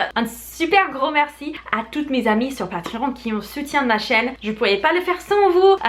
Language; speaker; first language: French; non-native, fluent; English